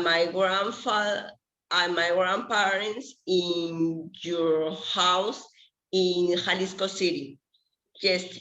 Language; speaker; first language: English; non-native, learner; Spanish